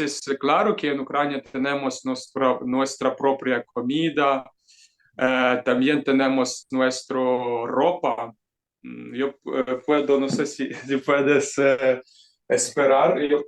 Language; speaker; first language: Spanish; non-native, fluent; Ukrainian